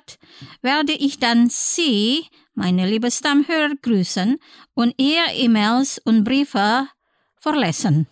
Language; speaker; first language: German; non-native, fluent; Indonesian